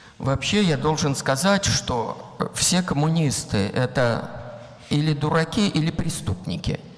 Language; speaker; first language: Russian; native; Russian